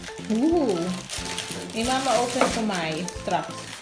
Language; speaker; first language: Dutch; non-native, learner; Filipino